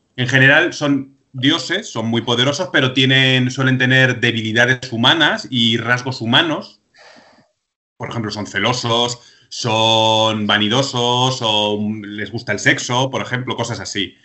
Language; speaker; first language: Spanish; native; Spanish